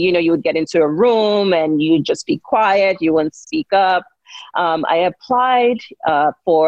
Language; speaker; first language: English; non-native, local second language; Yoruba